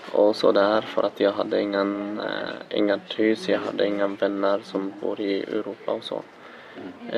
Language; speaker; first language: Swedish; non-native, learner; Arabic